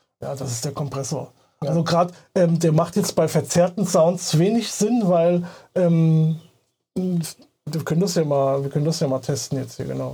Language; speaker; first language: German; native; German